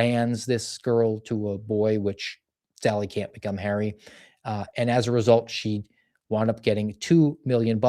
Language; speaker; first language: English; native; English